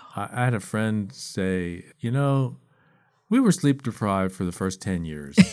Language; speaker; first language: English; native; English